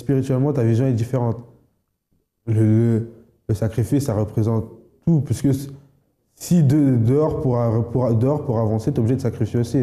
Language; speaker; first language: French; native; French